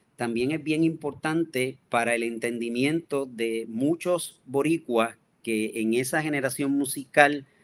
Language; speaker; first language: Spanish; native; Spanish